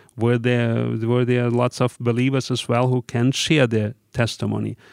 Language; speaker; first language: English; non-native, fluent; Russian